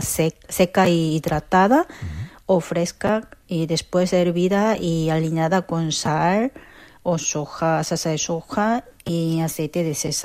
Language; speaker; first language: Spanish; non-native, fluent; Korean